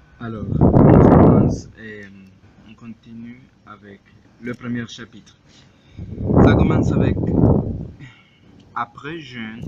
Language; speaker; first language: French; non-native, learner; Spanish